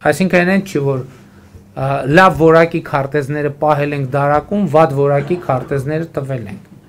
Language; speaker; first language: Armenian; native; Armenian